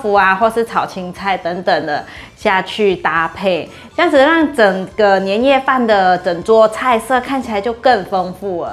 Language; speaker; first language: Chinese; native; Chinese